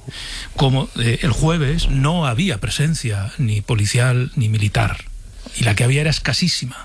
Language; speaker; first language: Spanish; native; Spanish